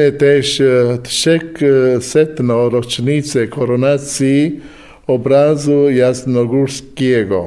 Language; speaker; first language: Polish; non-native, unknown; Italian